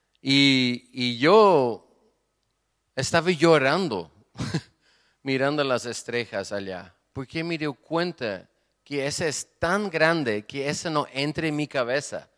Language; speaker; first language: Spanish; non-native, fluent; Portuguese